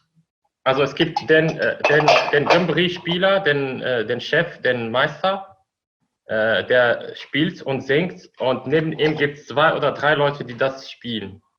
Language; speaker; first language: German; non-native, fluent; Arabic